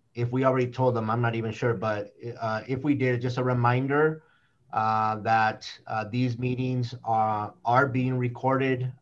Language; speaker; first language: English; native; English